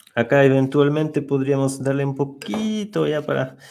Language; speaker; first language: Spanish; non-native, fluent; French